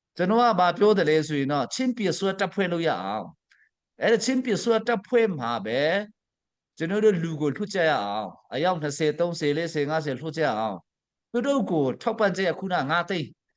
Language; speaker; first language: Burmese; non-native, local second language; Hakha Chin